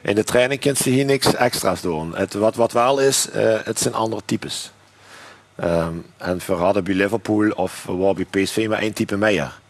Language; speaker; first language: Dutch; native; Dutch